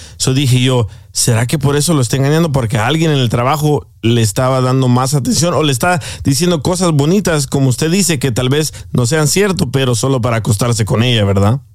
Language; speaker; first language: Spanish; native; Spanish